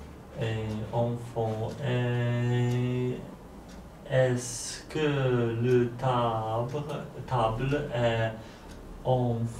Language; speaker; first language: French; non-native, learner; Polish